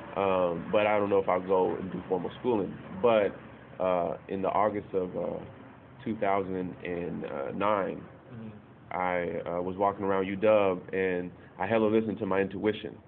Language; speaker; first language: English; native; English